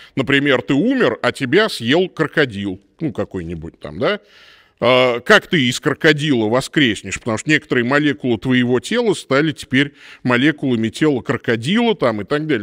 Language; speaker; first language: Russian; native; Russian